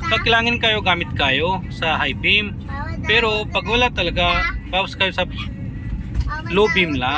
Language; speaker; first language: Filipino; non-native, learner; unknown